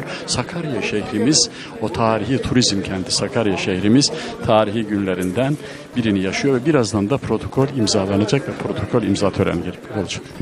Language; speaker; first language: Turkish; native; Turkish